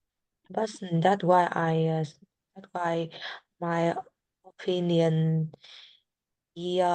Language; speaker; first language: English; non-native, learner; Vietnamese